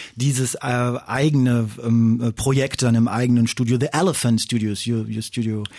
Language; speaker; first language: German; native; German